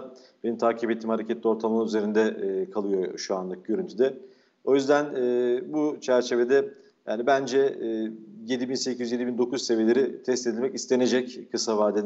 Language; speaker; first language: Turkish; native; Turkish